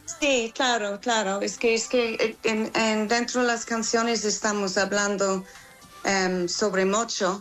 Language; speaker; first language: Spanish; non-native, learner; English